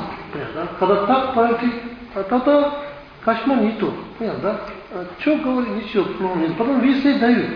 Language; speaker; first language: Russian; non-native, learner; Tibetan